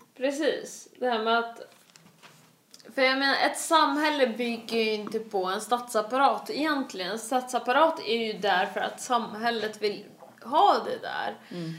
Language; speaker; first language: Swedish; early bilingual, other home language; Russian